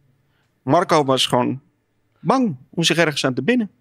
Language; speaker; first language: Dutch; native; Dutch